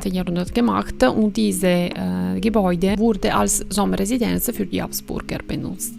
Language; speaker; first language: German; non-native, fluent; Italian